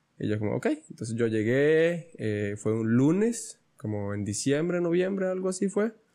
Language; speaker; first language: Spanish; native; Spanish